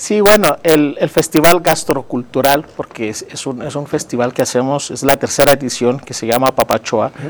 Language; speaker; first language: Spanish; non-native, fluent; Greek